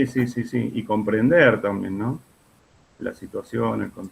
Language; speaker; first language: Spanish; native; Spanish